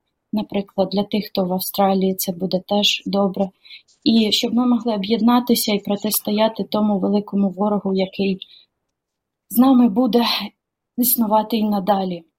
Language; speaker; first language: Ukrainian; native; Ukrainian